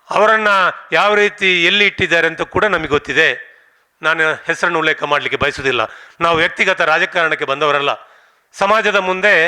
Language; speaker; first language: Kannada; non-native, local second language; Tulu